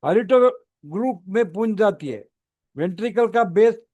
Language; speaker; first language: Hindi; non-native, local second language; Marathi